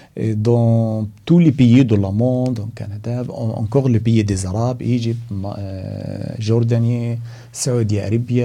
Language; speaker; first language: French; non-native, learner; Arabic